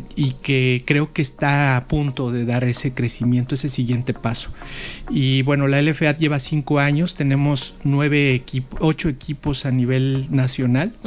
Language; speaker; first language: Spanish; native; Spanish